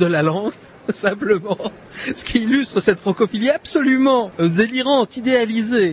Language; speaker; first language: French; native; French